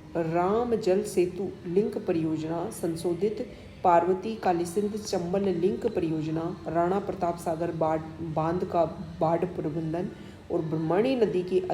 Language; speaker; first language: Hindi; native; Hindi